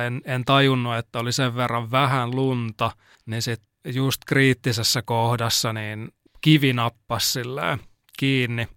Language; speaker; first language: Finnish; native; Finnish